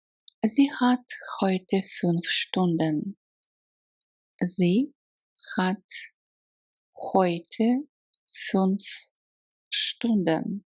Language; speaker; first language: German; non-native, fluent; Russian